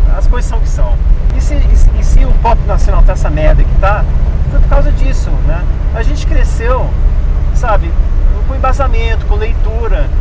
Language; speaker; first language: Portuguese; early bilingual, other home language; English